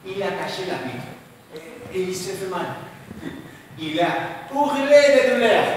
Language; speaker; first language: French; non-native, learner; Spanish